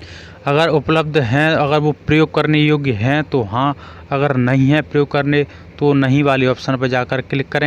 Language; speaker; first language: Hindi; native; Hindi